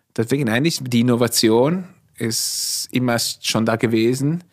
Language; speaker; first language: German; non-native, fluent; Italian